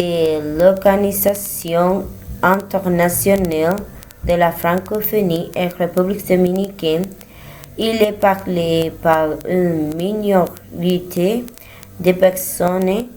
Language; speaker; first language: French; non-native, learner; Spanish